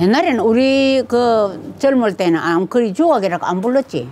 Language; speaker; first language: Korean; native; Korean